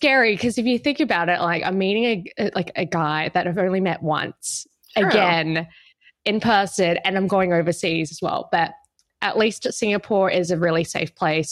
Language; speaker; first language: English; native; English